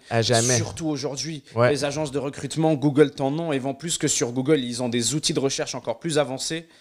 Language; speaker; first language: French; non-native, local second language; Arabic